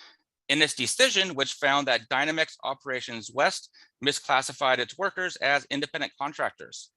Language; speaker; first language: English; native; English